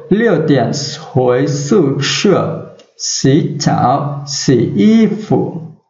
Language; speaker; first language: Chinese; non-native, fluent; Vietnamese